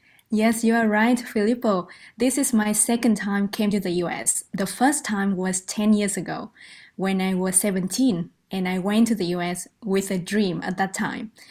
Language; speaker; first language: English; non-native, fluent; Vietnamese